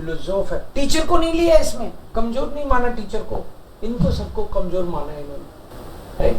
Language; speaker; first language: Hindi; native; Hindi